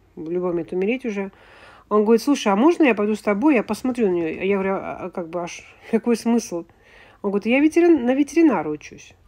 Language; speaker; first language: Russian; native; Russian